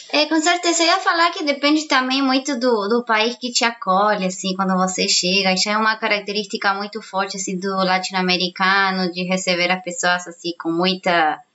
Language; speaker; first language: Portuguese; non-native, fluent; Spanish